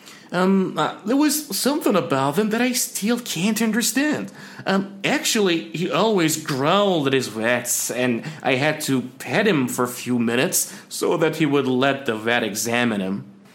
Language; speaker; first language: English; non-native, fluent; Persian